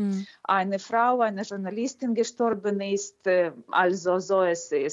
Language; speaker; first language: German; non-native, fluent; Ukrainian